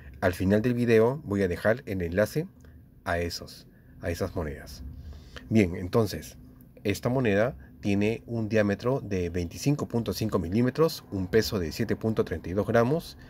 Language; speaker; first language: Spanish; native; Spanish